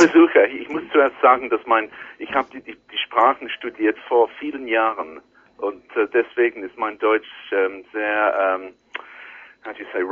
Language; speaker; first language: German; non-native, learner; English